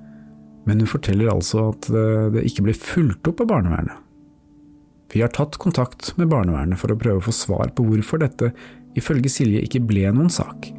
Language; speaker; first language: Norwegian; native; Norwegian